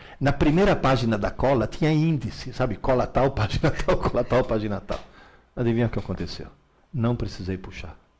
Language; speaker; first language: Portuguese; early bilingual, other home language; Italian